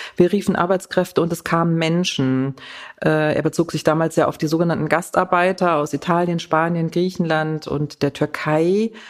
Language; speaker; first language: German; native; German